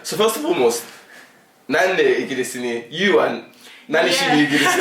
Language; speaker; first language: Japanese; non-native, fluent; English